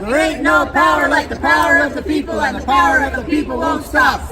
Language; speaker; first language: English; native; English